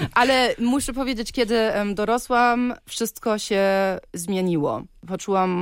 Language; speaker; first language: Polish; early bilingual, heritage; Polish